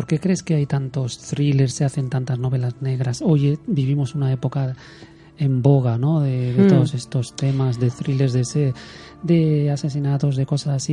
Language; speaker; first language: Spanish; native; Spanish